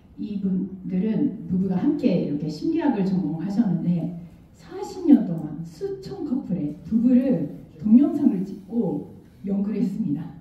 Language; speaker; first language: Korean; non-native, fluent; Japanese